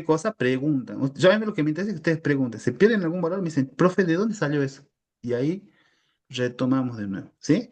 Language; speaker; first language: Spanish; native; Spanish